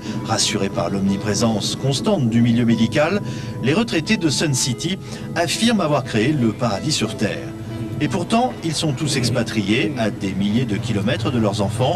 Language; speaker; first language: French; native; French